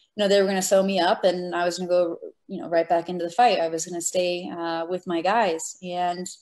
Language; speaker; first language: English; native; English